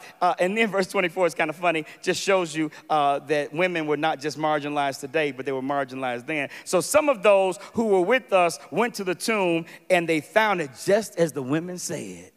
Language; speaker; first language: English; native; English